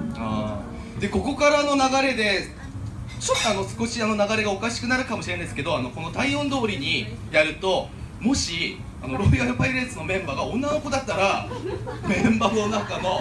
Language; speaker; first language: Japanese; native; Japanese